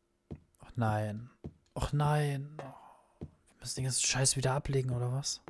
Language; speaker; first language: German; native; German